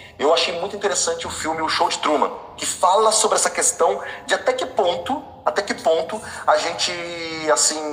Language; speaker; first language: Portuguese; native; Portuguese